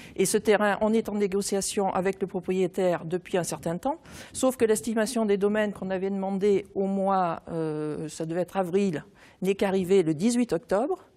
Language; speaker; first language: French; native; French